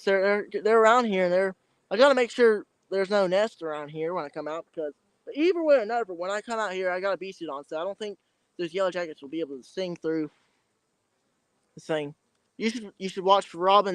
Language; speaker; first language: English; native; English